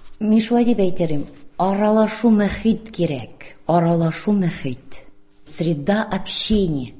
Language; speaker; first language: Tatar; non-native, local second language; Russian